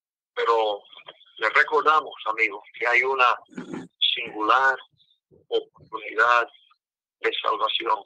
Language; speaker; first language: Spanish; non-native, fluent; English